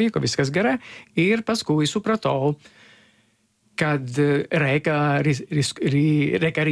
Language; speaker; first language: Lithuanian; non-native, learner; Italian